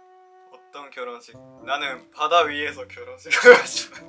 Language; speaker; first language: Korean; non-native, fluent; Japanese